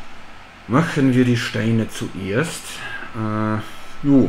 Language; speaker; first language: German; native; German